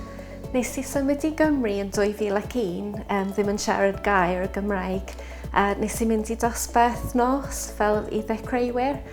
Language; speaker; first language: Welsh; non-native, fluent; English